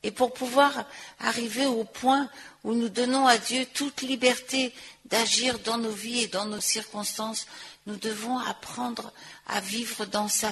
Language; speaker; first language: French; native; French